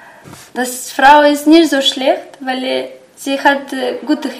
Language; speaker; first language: German; non-native, learner; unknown